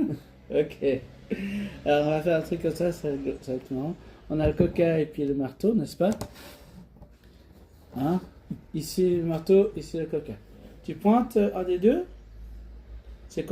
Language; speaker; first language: French; native; French